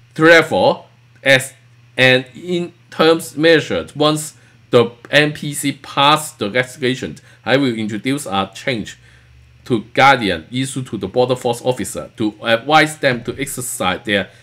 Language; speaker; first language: English; non-native, local second language; Cantonese